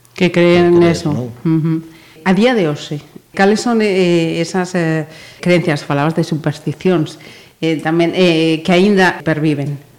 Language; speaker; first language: Galician; native; Galician